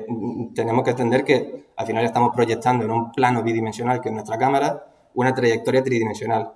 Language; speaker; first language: Spanish; native; Spanish